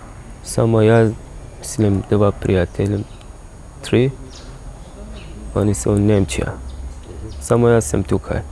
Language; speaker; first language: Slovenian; non-native, learner; Persian